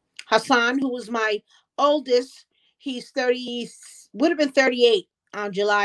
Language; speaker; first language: English; native; English